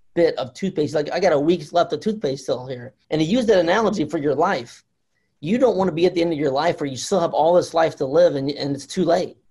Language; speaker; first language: English; native; English